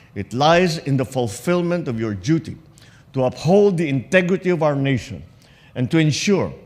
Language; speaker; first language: English; non-native, local second language; Filipino